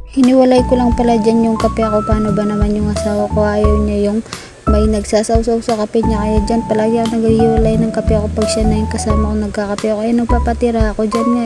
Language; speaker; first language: Filipino; non-native, local second language; Pampanga